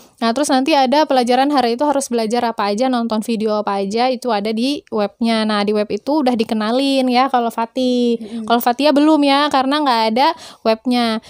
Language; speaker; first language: Indonesian; native; Indonesian